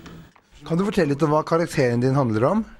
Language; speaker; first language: Norwegian; native; Norwegian